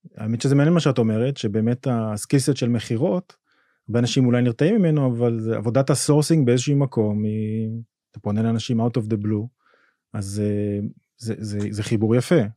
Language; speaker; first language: Hebrew; native; Hebrew